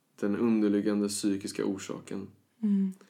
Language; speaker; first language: Swedish; early bilingual, other home language; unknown